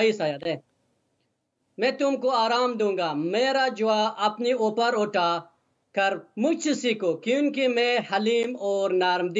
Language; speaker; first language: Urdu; non-native, learner; Persian